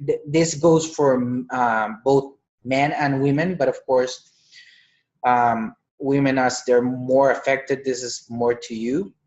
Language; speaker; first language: English; non-native, fluent; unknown